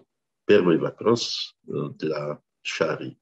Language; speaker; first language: Russian; non-native, learner; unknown